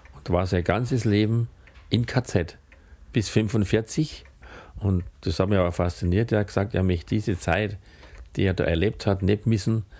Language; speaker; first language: German; native; German